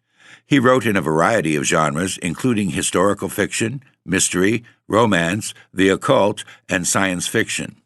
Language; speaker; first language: English; native; English